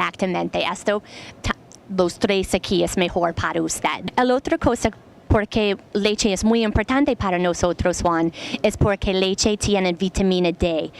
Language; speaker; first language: Spanish; non-native, learner; English